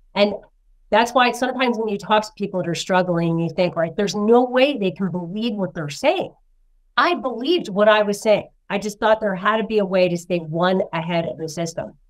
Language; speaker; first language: English; native; English